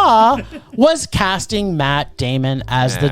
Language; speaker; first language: English; native; English